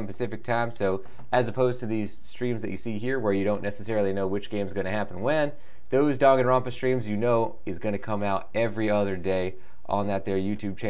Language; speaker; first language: English; native; English